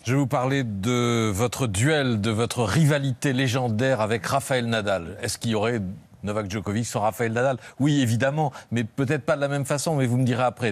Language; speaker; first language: French; native; French